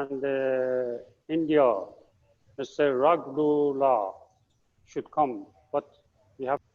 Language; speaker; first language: English; non-native, fluent; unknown